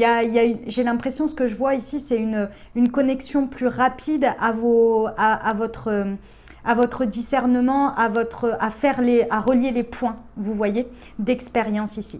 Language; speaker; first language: French; native; French